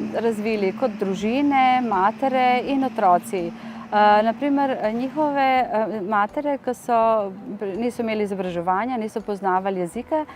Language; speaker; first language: Slovenian; non-native, fluent; Macedonian